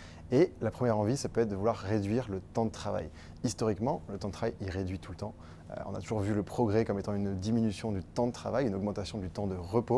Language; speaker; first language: French; native; French